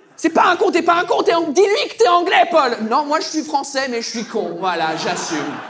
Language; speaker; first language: French; early bilingual, other home language; English